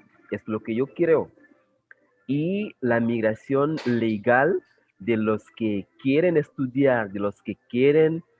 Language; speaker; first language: Spanish; non-native, fluent; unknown